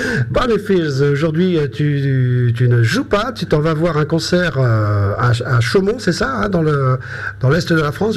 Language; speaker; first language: French; native; French